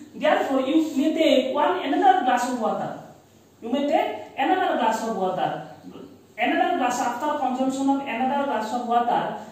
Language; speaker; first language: English; non-native, local second language; Assamese